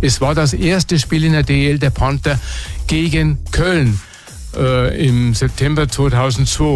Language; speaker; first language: German; native; German